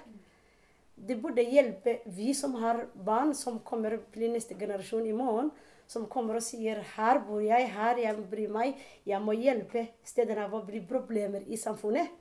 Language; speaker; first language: Norwegian; non-native, learner; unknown